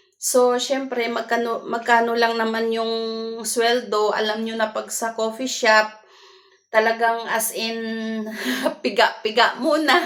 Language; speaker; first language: Filipino; non-native, local second language; Cebuano